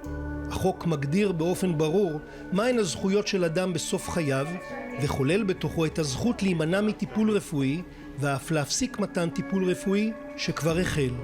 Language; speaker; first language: Hebrew; native; Hebrew